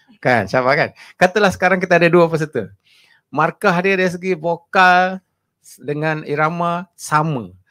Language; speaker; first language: Malay; native; Malay